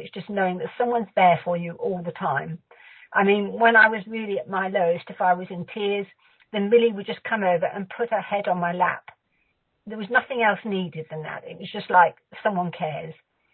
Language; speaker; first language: English; native; English